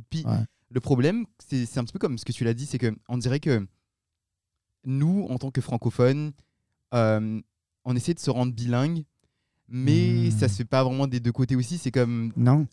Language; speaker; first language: French; non-native, local second language; Malagasy